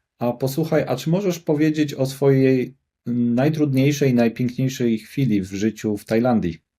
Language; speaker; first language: Polish; native; Polish